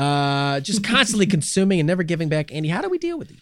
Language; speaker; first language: English; native; English